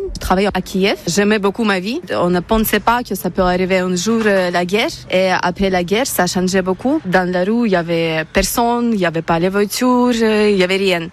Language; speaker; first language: French; non-native, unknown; Ukrainian